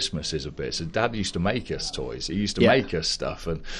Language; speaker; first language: English; native; English